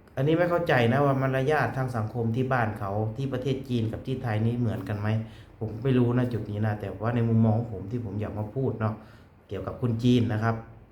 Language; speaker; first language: Thai; native; Thai